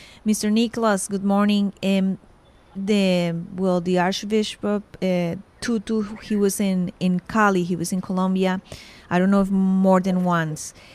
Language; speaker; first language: English; non-native, fluent; Spanish